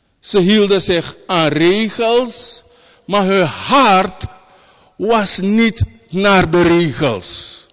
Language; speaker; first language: Dutch; native; Dutch